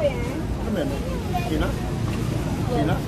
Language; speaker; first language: Filipino; non-native, learner; Korean